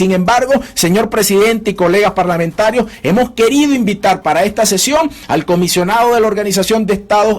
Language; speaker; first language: Spanish; native; Spanish